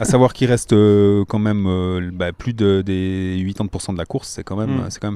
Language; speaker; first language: French; native; French